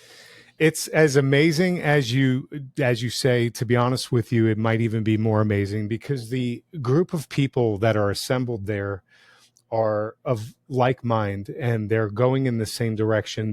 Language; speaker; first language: English; native; English